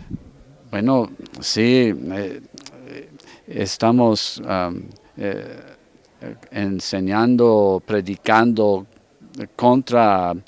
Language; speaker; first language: Spanish; non-native, fluent; English